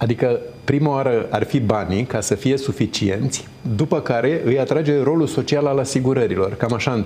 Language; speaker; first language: Romanian; native; Romanian